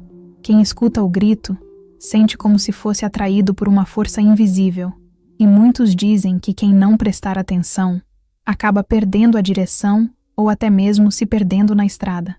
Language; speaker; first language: Portuguese; native; Portuguese